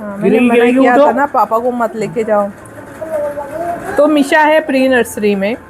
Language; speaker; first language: Hindi; native; Hindi